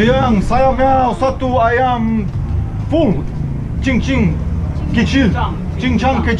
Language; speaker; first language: Indonesian; non-native, learner; English